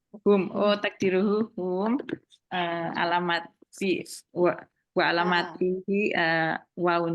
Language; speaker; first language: Arabic; non-native, learner; Indonesian